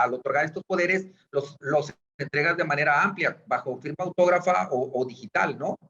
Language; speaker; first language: Spanish; native; Spanish